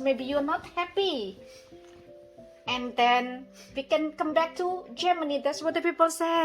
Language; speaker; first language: English; non-native, learner; Indonesian